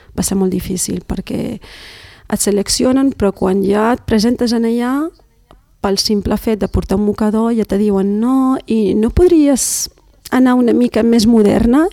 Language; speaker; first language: Catalan; early bilingual, other home language; Arabic